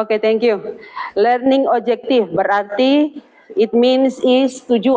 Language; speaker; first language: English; non-native, fluent; Indonesian